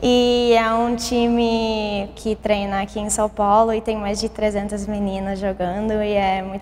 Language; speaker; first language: Portuguese; early bilingual, heritage; English